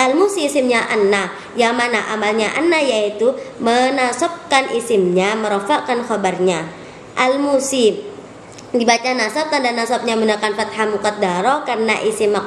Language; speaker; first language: Indonesian; native; Indonesian